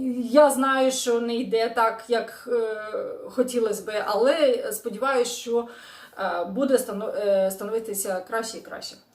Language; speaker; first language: Ukrainian; non-native, local second language; Russian